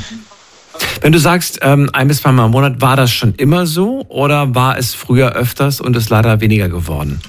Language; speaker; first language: German; native; German